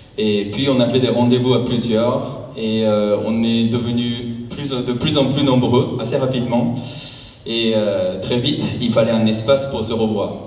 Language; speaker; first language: French; non-native, fluent; Japanese